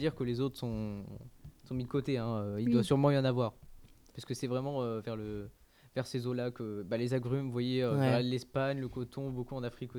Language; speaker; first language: French; native; French